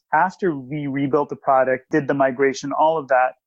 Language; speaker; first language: English; native; English